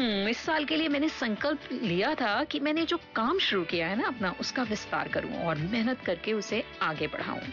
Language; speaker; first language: Hindi; native; Hindi